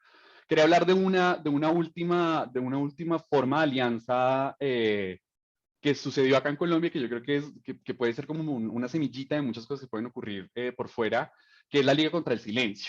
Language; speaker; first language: Spanish; native; Spanish